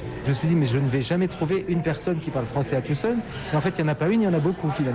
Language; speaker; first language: French; native; French